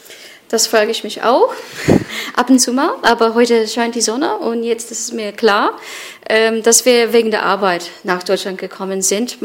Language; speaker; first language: German; non-native, fluent; English